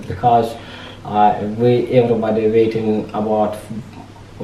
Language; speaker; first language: English; non-native, learner; Azerbaijani